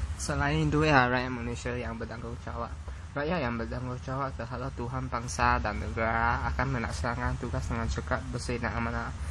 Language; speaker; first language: Malay; non-native, local second language; Chinese